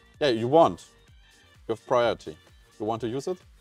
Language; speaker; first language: English; non-native, learner; German